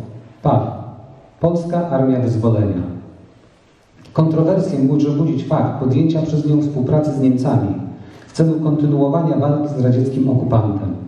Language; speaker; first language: Polish; native; Polish